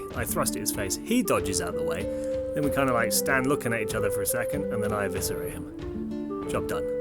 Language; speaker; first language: English; native; English